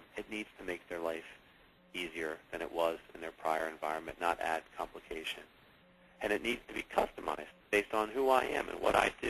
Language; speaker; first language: English; native; English